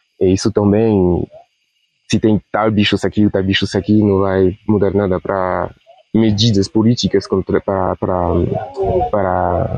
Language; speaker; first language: Portuguese; non-native, fluent; Spanish